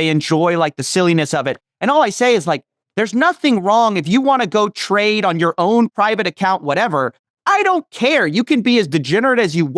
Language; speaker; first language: English; native; English